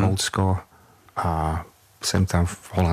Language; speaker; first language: Czech; non-native, fluent; English